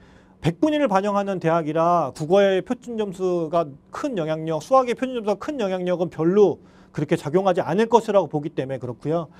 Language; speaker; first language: Korean; native; Korean